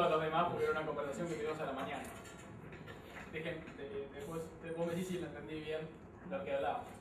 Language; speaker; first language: Spanish; native; Spanish